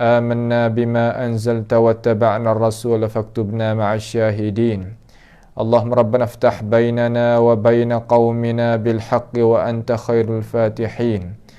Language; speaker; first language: Arabic; non-native, fluent; Malay